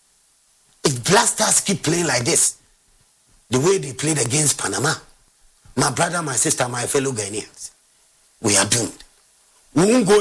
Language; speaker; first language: English; non-native, local second language; Akan